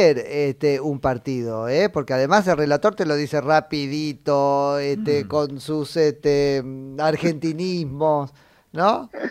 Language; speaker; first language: Spanish; native; Spanish